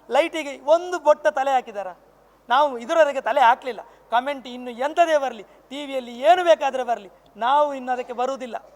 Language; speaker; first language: Kannada; non-native, local second language; Tulu